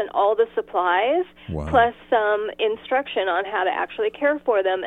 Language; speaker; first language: English; native; English